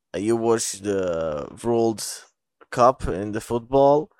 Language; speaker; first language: English; non-native, fluent; Bosnian